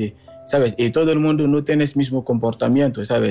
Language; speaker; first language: Spanish; non-native, learner; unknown